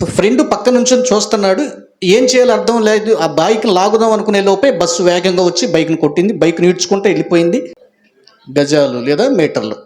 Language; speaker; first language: Telugu; native; Telugu